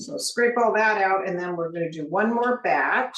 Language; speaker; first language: English; native; English